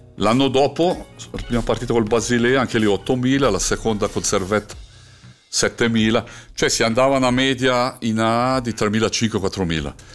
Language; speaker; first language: Italian; native; Italian